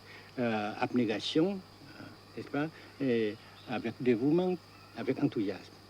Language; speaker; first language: French; non-native, fluent; Vietnamese